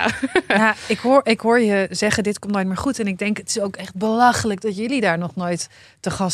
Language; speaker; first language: Dutch; native; Dutch